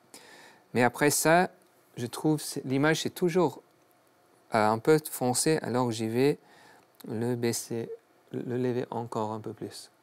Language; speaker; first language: French; non-native, learner; English